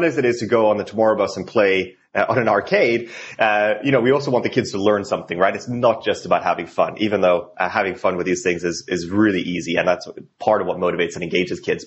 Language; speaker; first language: English; non-native, fluent; Norwegian